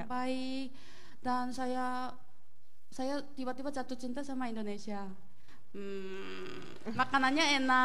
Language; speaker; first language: Indonesian; non-native, learner; Korean